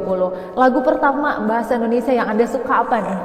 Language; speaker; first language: Indonesian; native; Indonesian